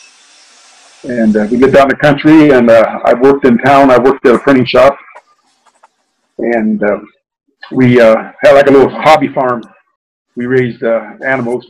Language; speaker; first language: English; native; English